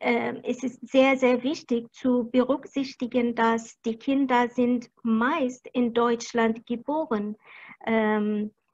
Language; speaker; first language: German; non-native, fluent; Arabic